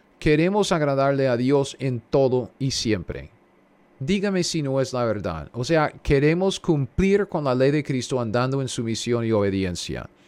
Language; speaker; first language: Spanish; non-native, fluent; English